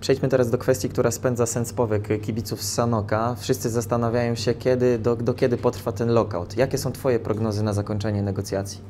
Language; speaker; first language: Polish; native; Polish